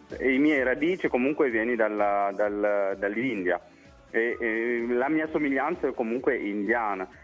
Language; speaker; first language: Italian; non-native, fluent; Morisyen